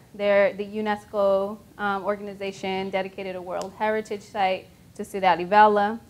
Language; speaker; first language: English; native; English